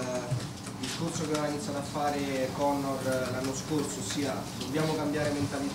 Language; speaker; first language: Italian; native; Italian